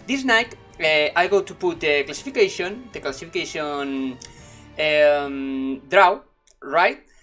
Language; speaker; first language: English; non-native, learner; Spanish